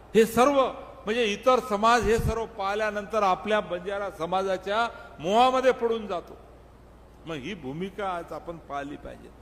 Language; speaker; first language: Marathi; non-native, local second language; Lambadi